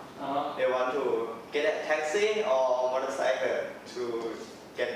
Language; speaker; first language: English; non-native, learner; Thai